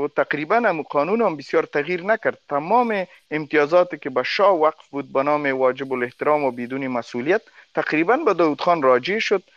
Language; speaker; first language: Persian; non-native, local second language; Pashto